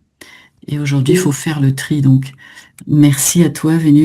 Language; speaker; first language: French; native; French